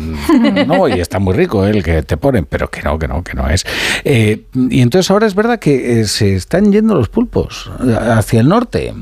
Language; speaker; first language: Spanish; native; Spanish